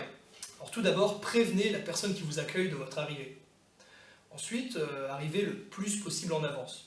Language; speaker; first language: French; native; French